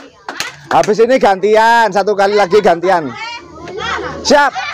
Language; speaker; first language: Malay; non-native, local second language; Javanese